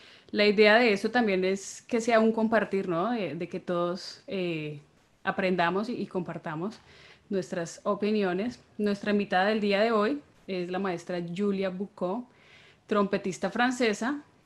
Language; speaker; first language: Spanish; native; Spanish